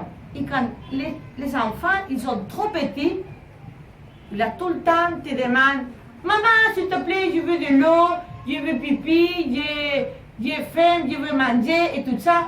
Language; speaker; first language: French; non-native, learner; Spanish